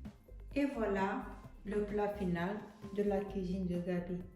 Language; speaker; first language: French; non-native, fluent; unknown